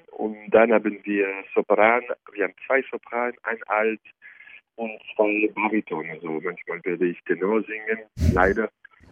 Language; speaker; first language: German; non-native, fluent; French